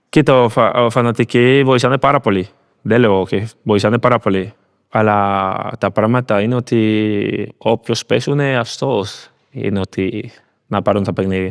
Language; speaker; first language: Greek; non-native, learner; Spanish